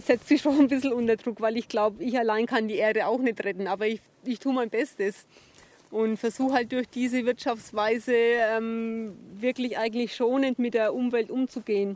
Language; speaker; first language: German; native; German